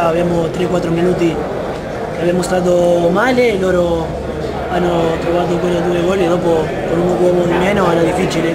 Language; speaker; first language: Italian; non-native, fluent; Spanish